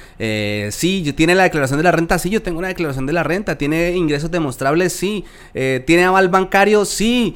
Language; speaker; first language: Spanish; native; Spanish